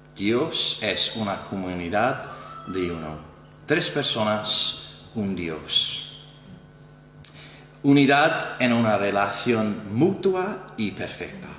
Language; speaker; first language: Spanish; non-native, fluent; English